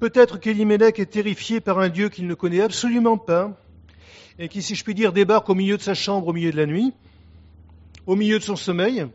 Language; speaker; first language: French; native; French